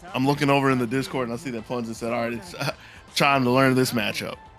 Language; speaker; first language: English; native; English